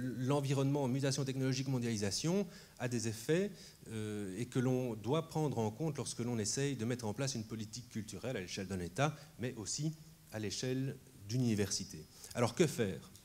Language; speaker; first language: French; native; French